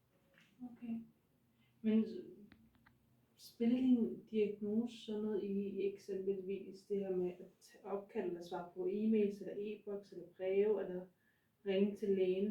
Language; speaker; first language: Danish; native; Danish